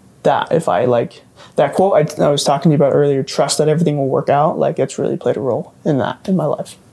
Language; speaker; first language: English; native; English